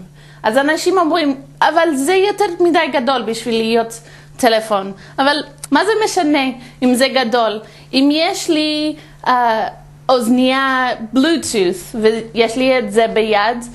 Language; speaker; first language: Hebrew; non-native, fluent; English